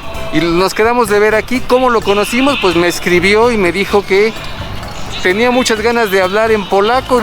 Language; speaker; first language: Spanish; native; Spanish